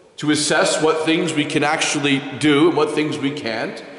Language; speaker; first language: English; native; English